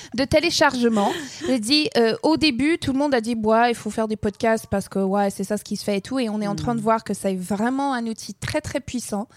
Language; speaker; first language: French; non-native, fluent; English